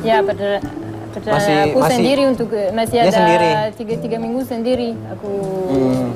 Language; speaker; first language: Indonesian; non-native, learner; French